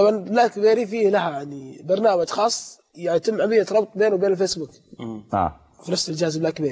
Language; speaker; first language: Arabic; native; Arabic